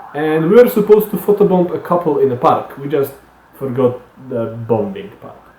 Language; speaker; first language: English; non-native, fluent; Polish